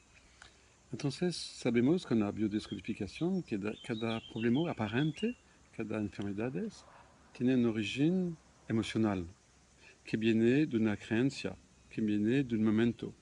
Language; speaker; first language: Spanish; non-native, fluent; French